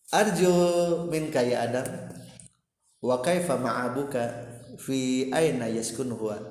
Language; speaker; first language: Arabic; non-native, learner; Indonesian